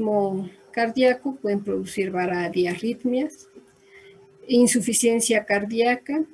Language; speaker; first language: Spanish; native; Spanish